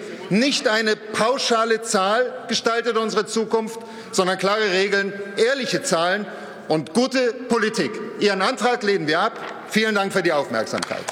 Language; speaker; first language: German; native; German